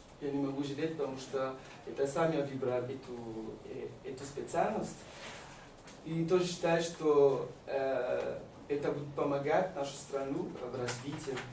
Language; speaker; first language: Russian; non-native, learner; Malagasy